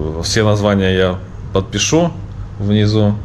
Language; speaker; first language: Russian; native; Russian